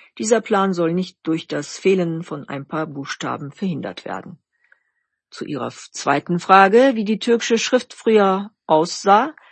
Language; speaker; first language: German; non-native, fluent; Turkish